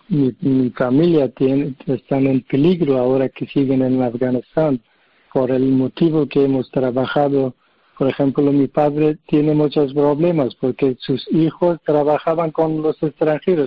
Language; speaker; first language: Spanish; non-native, learner; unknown